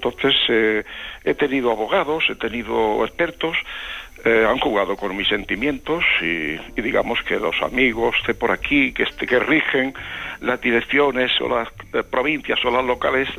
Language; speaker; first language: Spanish; native; Spanish